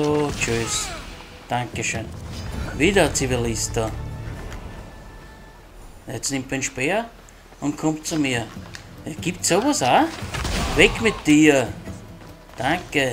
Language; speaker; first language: German; native; German